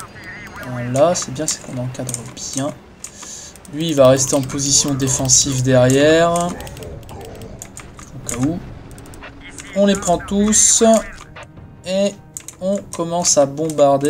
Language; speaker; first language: French; native; French